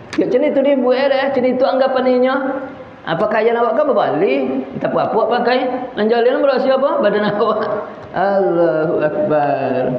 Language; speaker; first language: Malay; native; Malay